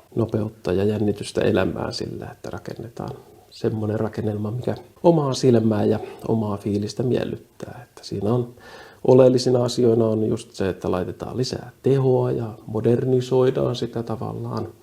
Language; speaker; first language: Finnish; native; Finnish